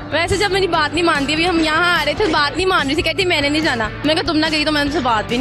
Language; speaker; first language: Hindi; non-native, local second language; Punjabi